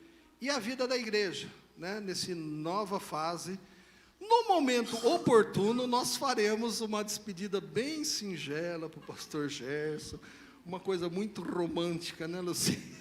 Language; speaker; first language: Portuguese; native; Portuguese